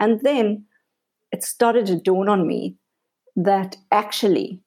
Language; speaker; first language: English; native; English